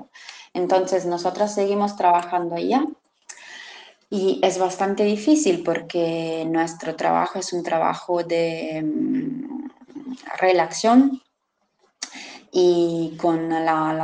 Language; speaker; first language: Spanish; non-native, fluent; Italian